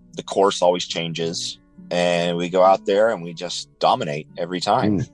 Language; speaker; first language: English; native; English